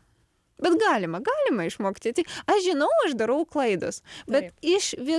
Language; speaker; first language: Lithuanian; non-native, learner; Ukrainian